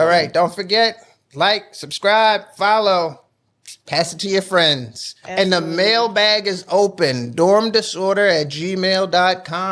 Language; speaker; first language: English; native; English